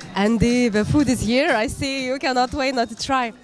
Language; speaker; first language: English; non-native, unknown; Lithuanian